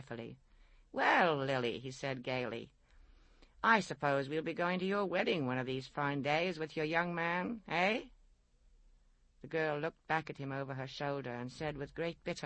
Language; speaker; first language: English; native; English